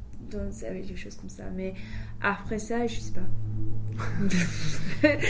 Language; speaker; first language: French; non-native, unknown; English